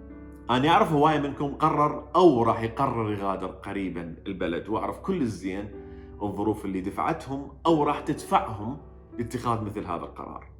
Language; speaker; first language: Arabic; native; Arabic